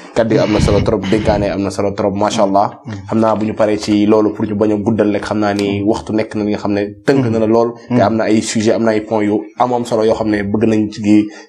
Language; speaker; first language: Wolof; native; Wolof